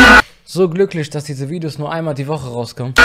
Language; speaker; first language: German; native; German